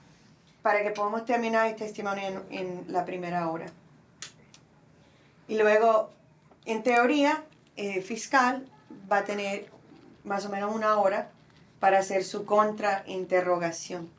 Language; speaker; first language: Spanish; non-native, local second language; English